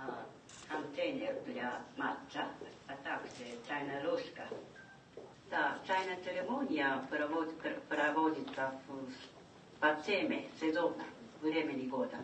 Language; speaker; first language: Russian; non-native, fluent; Japanese